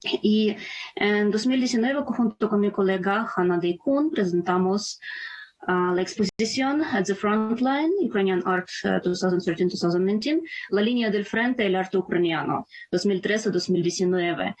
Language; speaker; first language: Spanish; non-native, fluent; Ukrainian